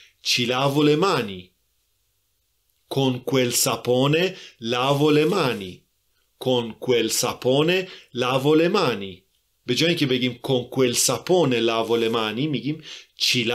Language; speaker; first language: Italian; non-native, fluent; Persian